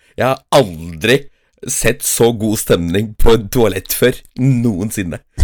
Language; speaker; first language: Norwegian; early bilingual, other home language; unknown